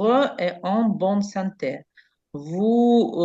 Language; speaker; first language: French; non-native, learner; Ukrainian